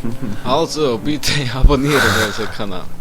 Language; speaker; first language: German; native; German